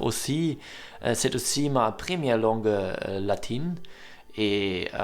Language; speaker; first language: French; non-native, learner; German